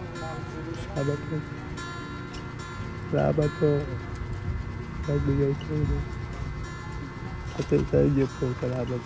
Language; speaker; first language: Filipino; non-native, local second language; Bikol